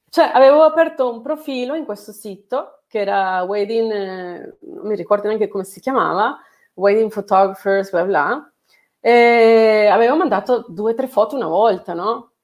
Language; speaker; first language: Italian; non-native, fluent; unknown